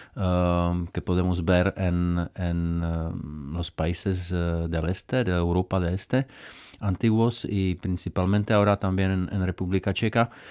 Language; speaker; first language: Spanish; non-native, fluent; Czech